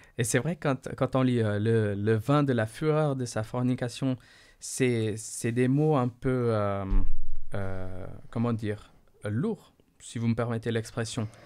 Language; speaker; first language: French; non-native, fluent; Portuguese